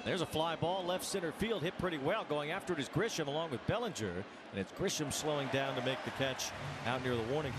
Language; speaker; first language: English; native; English